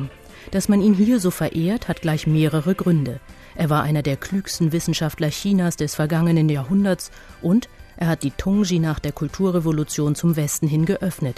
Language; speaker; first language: German; native; German